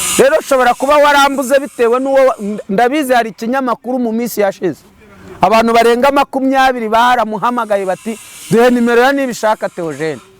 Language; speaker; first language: Kinyarwanda; native; Kinyarwanda